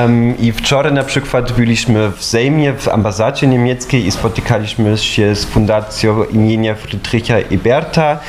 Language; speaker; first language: Polish; non-native, fluent; German